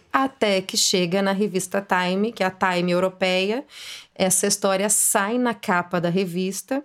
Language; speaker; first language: Portuguese; native; Portuguese